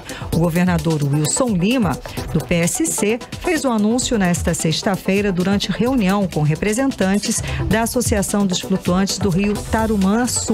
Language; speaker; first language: Portuguese; native; Portuguese